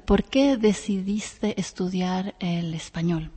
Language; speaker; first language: Spanish; non-native, fluent; Czech